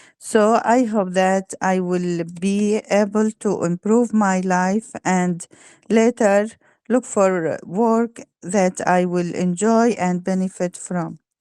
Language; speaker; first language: English; non-native, learner; Arabic